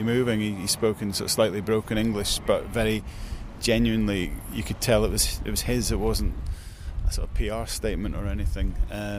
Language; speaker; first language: English; native; English